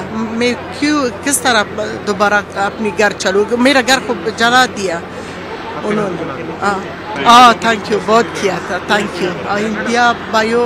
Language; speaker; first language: Hindi; non-native, learner; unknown